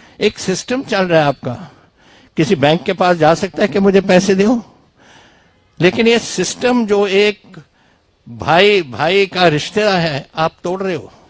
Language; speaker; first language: Hindi; non-native, local second language; Punjabi